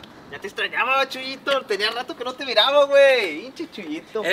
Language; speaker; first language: Spanish; early bilingual, other home language; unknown